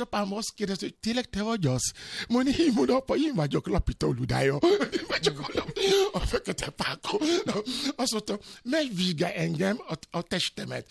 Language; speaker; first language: Hungarian; non-native, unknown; Yoruba